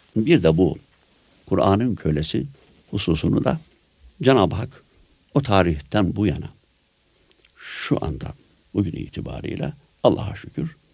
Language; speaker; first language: Turkish; native; Turkish